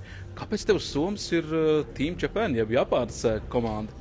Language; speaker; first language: Latvian; native; Latvian